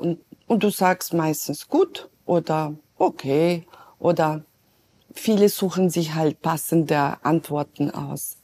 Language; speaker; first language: German; non-native, fluent; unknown